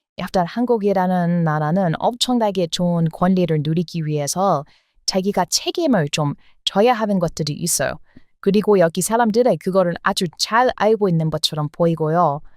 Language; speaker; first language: Korean; non-native, fluent; English